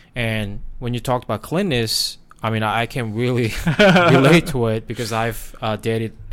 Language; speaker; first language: English; non-native, fluent; Korean